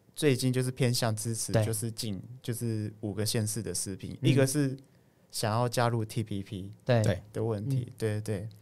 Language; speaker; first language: Chinese; non-native, fluent; Japanese